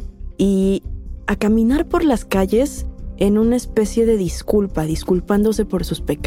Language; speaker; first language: Spanish; native; Spanish